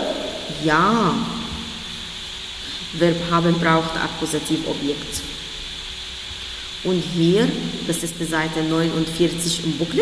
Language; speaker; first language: German; non-native, fluent; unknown